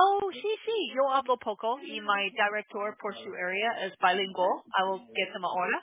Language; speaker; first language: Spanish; non-native, learner; English